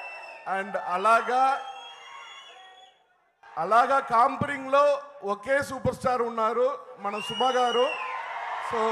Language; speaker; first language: Telugu; non-native, learner; Tamil